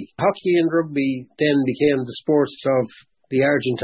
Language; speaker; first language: English; native; English